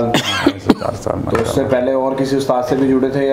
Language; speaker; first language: Hindi; native; Hindi